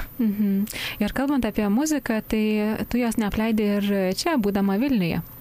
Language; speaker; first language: Lithuanian; native; Lithuanian